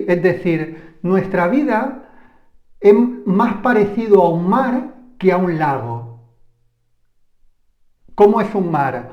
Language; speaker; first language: Spanish; native; Spanish